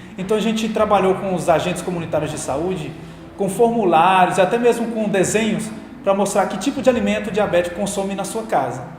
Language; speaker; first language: Portuguese; native; Portuguese